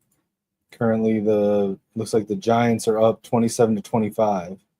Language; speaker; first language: English; native; English